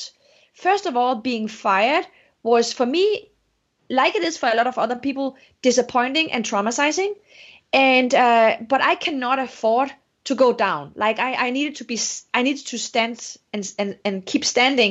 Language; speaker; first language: English; non-native, fluent; Danish